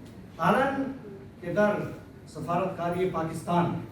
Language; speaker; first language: Persian; non-native, fluent; Urdu